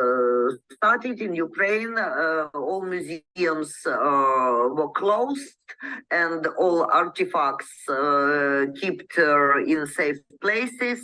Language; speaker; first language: English; non-native, learner; Ukrainian